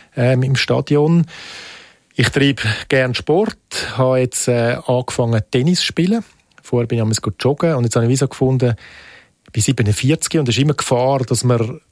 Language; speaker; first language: German; native; German